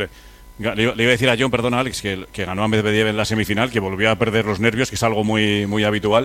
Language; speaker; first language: Spanish; native; Spanish